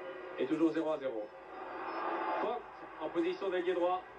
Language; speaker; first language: French; native; French